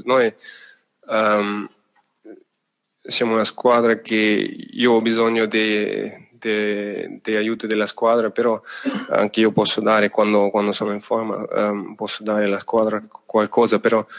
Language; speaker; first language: Italian; non-native, fluent; German